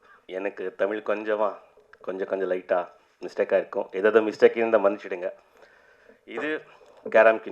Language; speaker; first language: Tamil; non-native, fluent; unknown